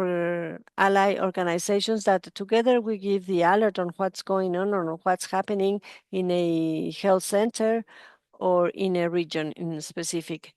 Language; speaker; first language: English; non-native, fluent; Spanish